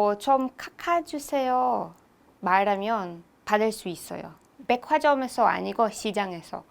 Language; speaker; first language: Korean; non-native, learner; Hebrew